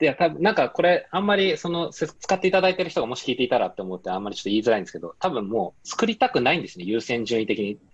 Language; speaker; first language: Japanese; non-native, fluent; Korean